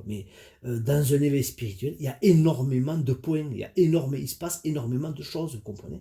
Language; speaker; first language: French; native; French